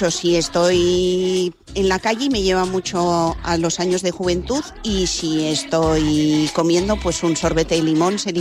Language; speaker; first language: Spanish; native; Spanish